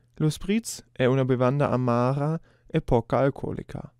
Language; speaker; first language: Italian; non-native, learner; German